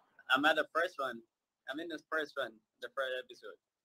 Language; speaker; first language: English; non-native, fluent; Thai